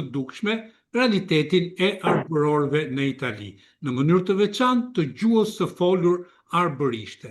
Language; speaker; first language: Albanian; native; Albanian